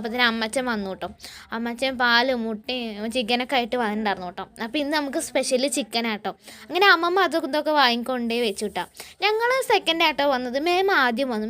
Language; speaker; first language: Malayalam; native; Malayalam